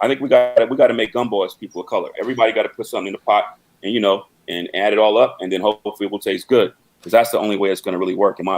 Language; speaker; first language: English; native; English